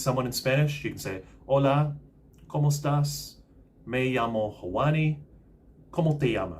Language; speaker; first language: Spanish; non-native, fluent; English